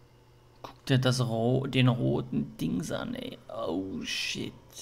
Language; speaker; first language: German; native; German